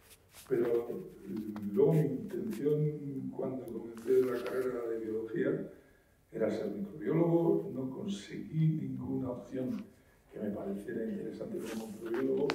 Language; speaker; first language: Spanish; native; Spanish